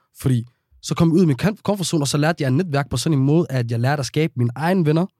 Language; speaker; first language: Danish; early bilingual, other home language; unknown